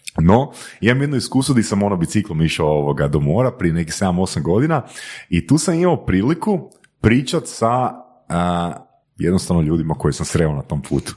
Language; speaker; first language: Croatian; native; Croatian